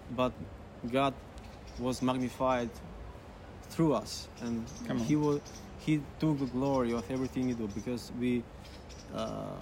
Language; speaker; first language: English; non-native, fluent; Albanian